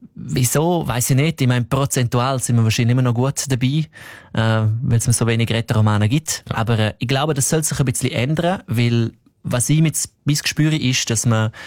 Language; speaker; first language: German; non-native, local second language; Romansh